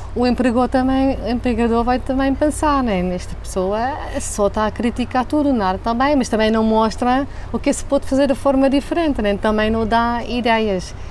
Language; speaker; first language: Portuguese; non-native, fluent; Dutch